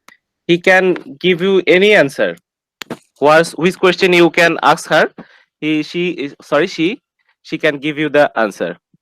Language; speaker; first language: English; non-native, learner; Bangla